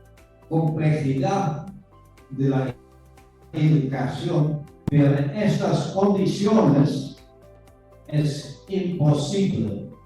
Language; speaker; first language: Spanish; non-native, fluent; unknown